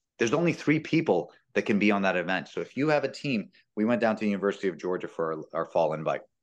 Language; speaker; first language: English; early bilingual, other home language; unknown